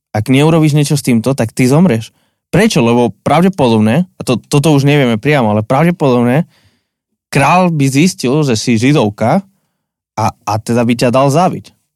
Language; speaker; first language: Slovak; non-native, fluent; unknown